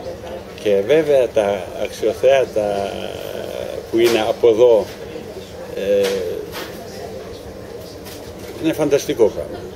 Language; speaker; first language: Greek; non-native, learner; Ukrainian